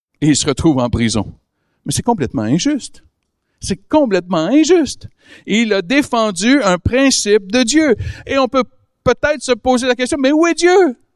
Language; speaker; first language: French; native; French